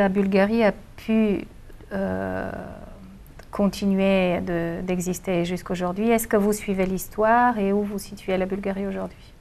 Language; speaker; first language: French; non-native, fluent; Bulgarian